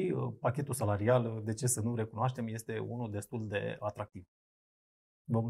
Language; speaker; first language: Romanian; native; Romanian